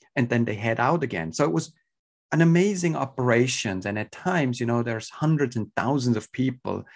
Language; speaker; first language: English; non-native, fluent; Swiss German